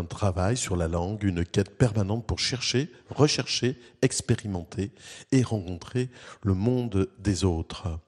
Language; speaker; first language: French; native; French